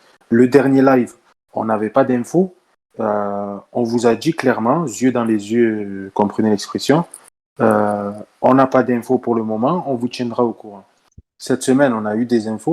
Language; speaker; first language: French; native; French